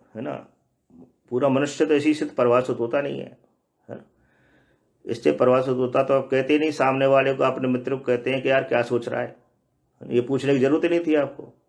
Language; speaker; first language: Hindi; native; Hindi